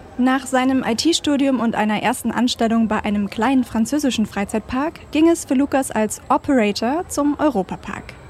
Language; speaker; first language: German; native; German